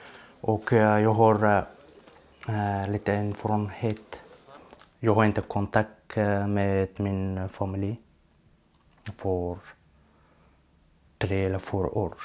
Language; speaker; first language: Swedish; non-native, learner; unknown